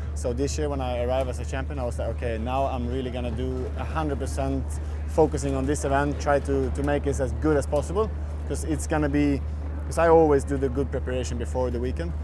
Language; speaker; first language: English; non-native, fluent; Swedish